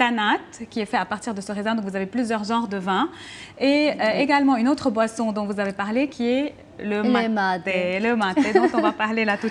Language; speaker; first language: French; non-native, local second language; Arabic